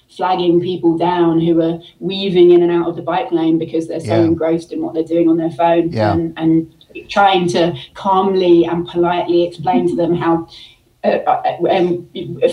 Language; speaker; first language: English; native; English